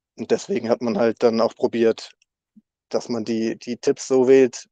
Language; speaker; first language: German; native; German